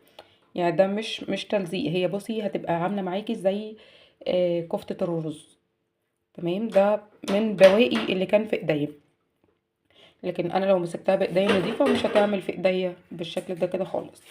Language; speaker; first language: Arabic; native; Arabic